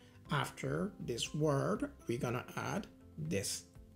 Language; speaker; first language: English; non-native, fluent; Japanese